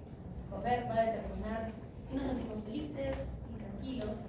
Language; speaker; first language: Spanish; native; Spanish